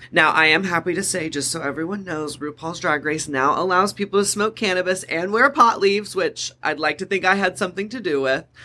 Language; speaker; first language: English; native; English